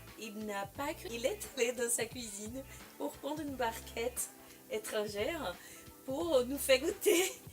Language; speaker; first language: French; non-native, fluent; Portuguese